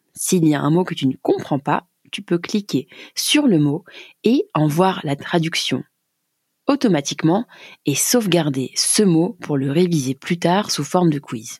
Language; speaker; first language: French; native; French